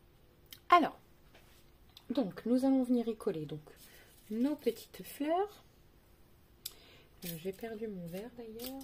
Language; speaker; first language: French; native; French